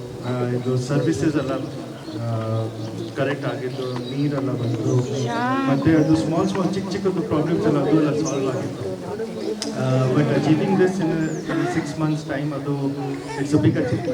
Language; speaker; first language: Kannada; non-native, learner; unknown